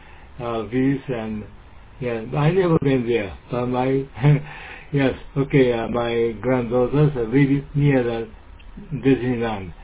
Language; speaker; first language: English; non-native, learner; Japanese